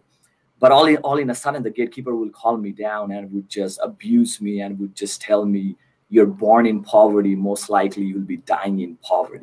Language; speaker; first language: English; non-native, local second language; Bangla